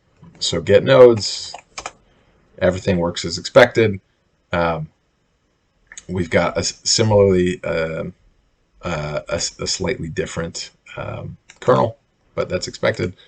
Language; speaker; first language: English; native; English